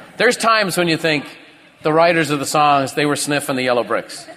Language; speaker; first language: English; native; English